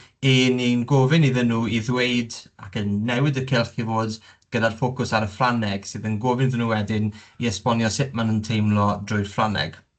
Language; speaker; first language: Welsh; native; Welsh